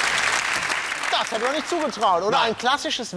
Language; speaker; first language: German; native; German